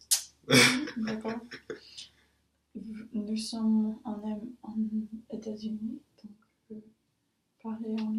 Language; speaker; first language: French; non-native, learner; English